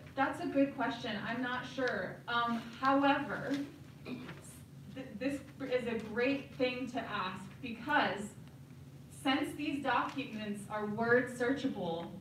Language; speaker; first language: English; native; English